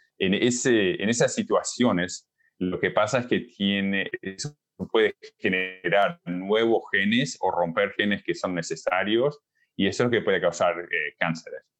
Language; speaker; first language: Spanish; early bilingual, heritage; Spanish